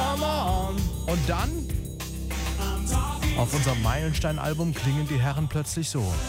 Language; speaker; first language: German; native; German